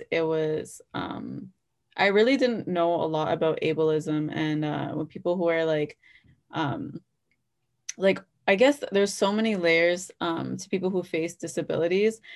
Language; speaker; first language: English; native; English